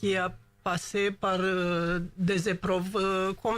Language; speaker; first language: French; non-native, learner; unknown